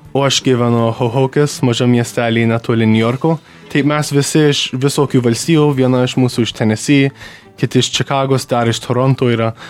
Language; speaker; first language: Lithuanian; early bilingual, heritage; Lithuanian